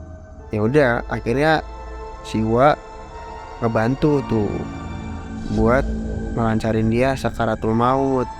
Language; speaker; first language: Indonesian; native; Indonesian